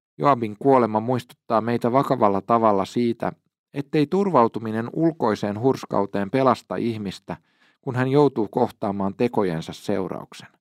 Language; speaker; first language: Finnish; native; Finnish